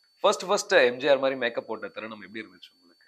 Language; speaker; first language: Tamil; native; Tamil